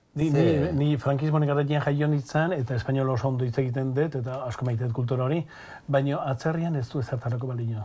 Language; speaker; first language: Basque; native; Basque